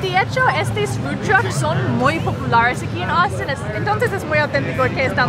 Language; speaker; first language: Spanish; non-native, fluent; English